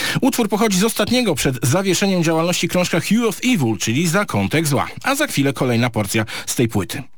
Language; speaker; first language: Polish; native; Polish